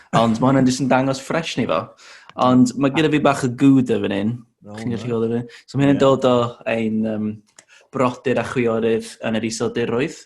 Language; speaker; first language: Welsh; non-native, fluent; English